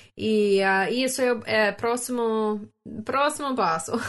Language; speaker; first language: Portuguese; non-native, learner; English